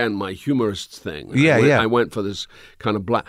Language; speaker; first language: English; native; English